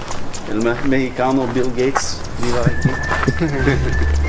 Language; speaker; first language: Spanish; non-native, learner; English